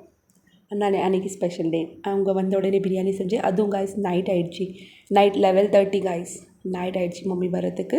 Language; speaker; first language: Tamil; non-native, local second language; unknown